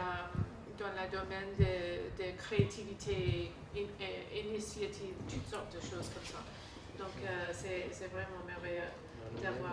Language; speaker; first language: French; non-native, fluent; English